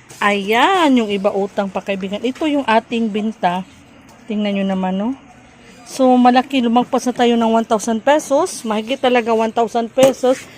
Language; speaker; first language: Filipino; non-native, local second language; Cebuano